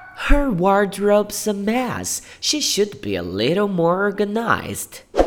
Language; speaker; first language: English; non-native, fluent; Portuguese